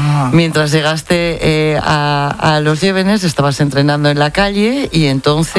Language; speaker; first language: Spanish; native; Spanish